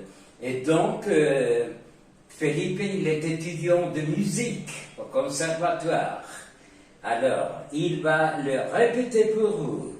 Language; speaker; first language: French; non-native, fluent; Spanish